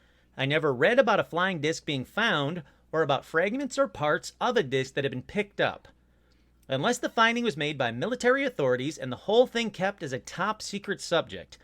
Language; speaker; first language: English; native; English